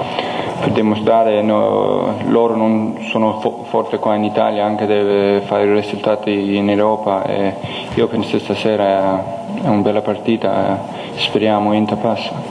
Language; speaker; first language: Italian; non-native, learner; Danish